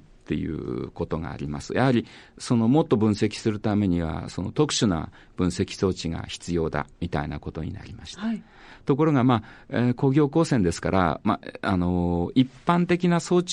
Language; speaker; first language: Japanese; native; Japanese